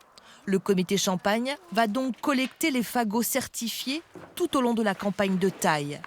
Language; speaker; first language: French; native; French